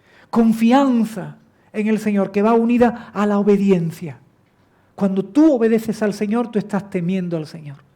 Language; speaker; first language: Spanish; native; Spanish